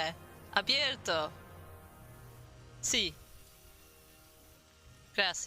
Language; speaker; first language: Spanish; non-native, learner; English